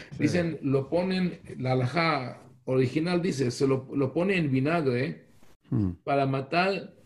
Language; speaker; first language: Spanish; non-native, fluent; Hebrew